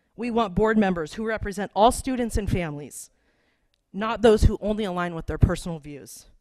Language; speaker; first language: English; native; English